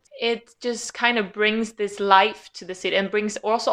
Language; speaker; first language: English; non-native, fluent; Swedish